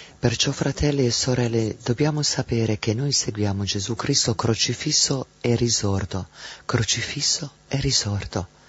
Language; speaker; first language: Italian; non-native, fluent; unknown